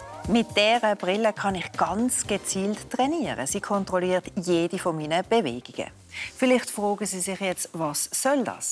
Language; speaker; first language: German; native; German